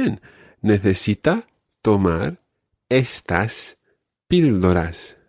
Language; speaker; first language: Spanish; non-native, fluent; English